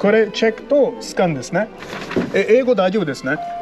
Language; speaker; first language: Japanese; non-native, learner; English